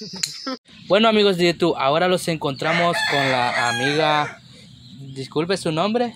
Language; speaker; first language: Spanish; native; Spanish